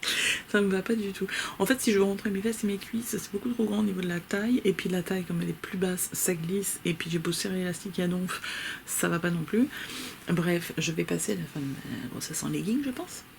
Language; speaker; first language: French; native; French